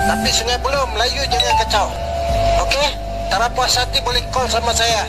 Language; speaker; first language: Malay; non-native, learner; Bangla